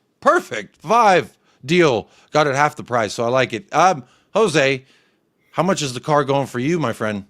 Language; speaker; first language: English; native; English